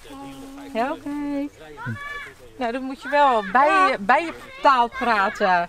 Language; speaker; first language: Dutch; native; Dutch